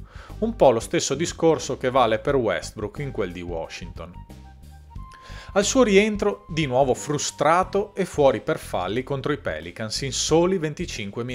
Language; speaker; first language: Italian; native; Italian